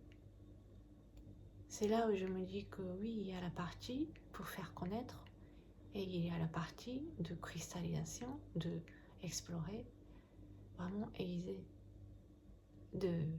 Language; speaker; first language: French; non-native, fluent; Japanese